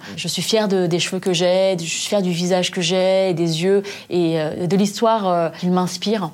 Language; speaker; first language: French; native; French